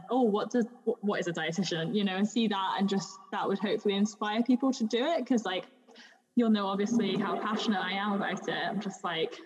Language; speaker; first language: English; native; English